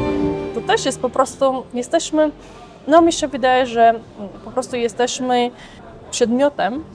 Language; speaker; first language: Polish; non-native, fluent; Armenian